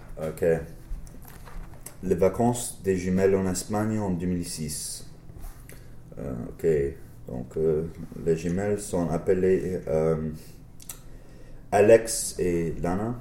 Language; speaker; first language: French; non-native, learner; English